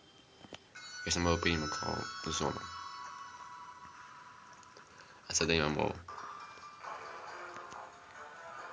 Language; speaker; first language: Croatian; early bilingual, heritage; Croatian